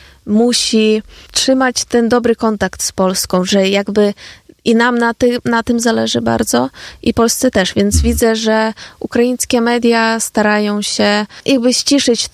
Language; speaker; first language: Polish; non-native, fluent; Ukrainian